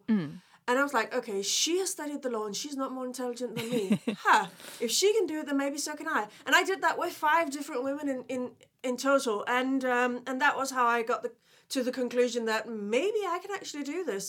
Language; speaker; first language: English; non-native, fluent; Danish